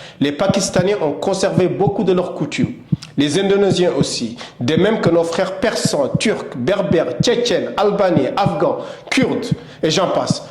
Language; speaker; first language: French; non-native, local second language; Wolof